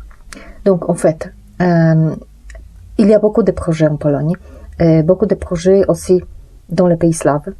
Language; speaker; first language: French; non-native, fluent; Polish